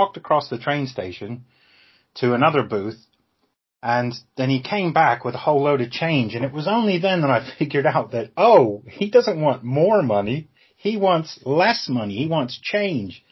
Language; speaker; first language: English; native; English